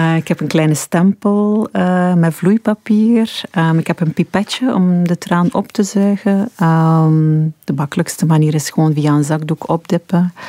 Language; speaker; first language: Dutch; native; Dutch